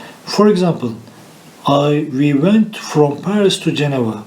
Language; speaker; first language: English; non-native, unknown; Turkish